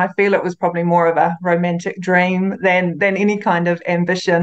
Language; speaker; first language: English; native; English